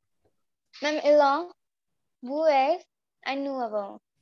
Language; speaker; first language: French; non-native, learner; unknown